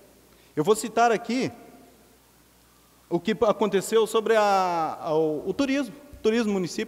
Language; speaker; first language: Portuguese; native; Portuguese